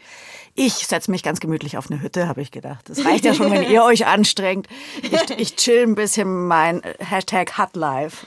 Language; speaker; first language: German; native; German